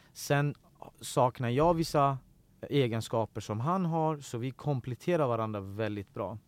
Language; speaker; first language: Swedish; early bilingual, other home language; Persian